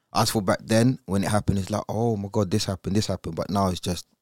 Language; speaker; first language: English; early bilingual, other home language; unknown